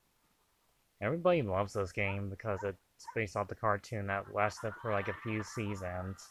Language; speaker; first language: English; native; English